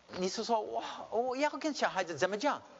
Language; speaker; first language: Chinese; early bilingual, heritage; Chinese